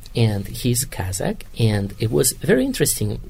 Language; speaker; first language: English; non-native, fluent; Kazakh